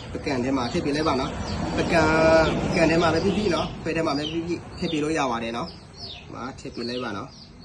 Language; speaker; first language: Burmese; non-native, local second language; S'gaw Karen